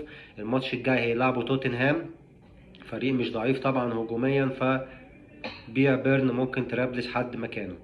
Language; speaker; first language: Arabic; native; Arabic